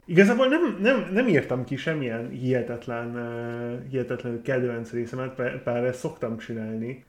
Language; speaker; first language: Hungarian; non-native, fluent; English